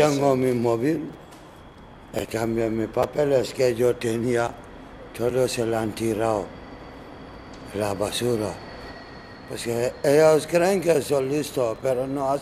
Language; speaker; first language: Spanish; non-native, learner; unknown